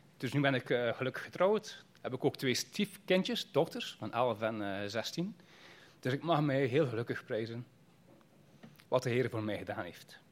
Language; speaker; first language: Dutch; native; Dutch